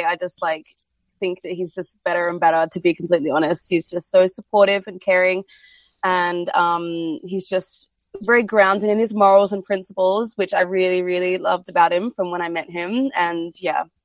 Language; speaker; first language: English; native; English